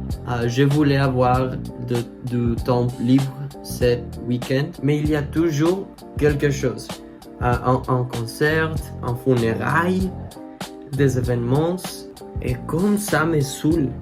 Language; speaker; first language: French; non-native, learner; Spanish